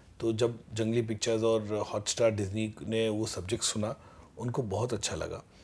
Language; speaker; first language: Hindi; native; Hindi